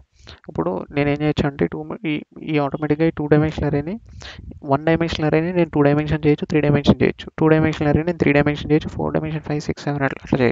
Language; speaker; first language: Telugu; native; Telugu